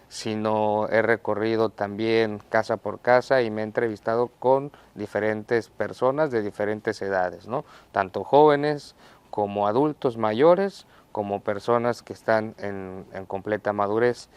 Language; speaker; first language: Spanish; native; Spanish